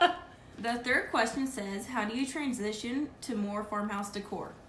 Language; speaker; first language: English; native; English